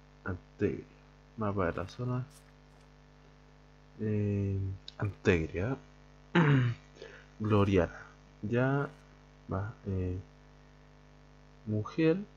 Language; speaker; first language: Spanish; native; Spanish